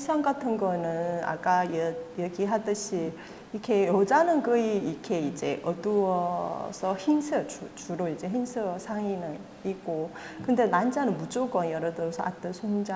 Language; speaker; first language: Korean; non-native, fluent; Chinese